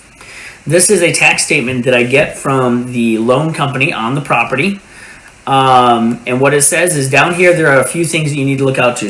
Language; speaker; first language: English; native; English